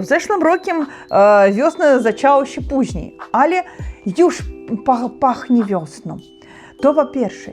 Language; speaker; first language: Polish; non-native, learner; Russian